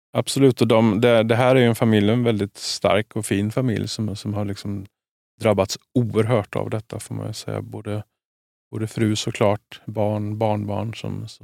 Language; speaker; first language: Swedish; native; Swedish